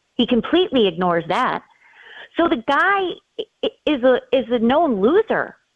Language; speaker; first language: English; native; English